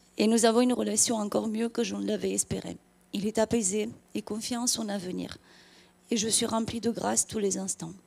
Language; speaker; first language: French; non-native, fluent; Romanian